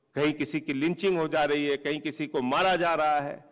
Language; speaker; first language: Hindi; native; Hindi